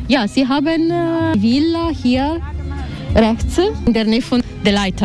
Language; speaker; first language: German; non-native, learner; Italian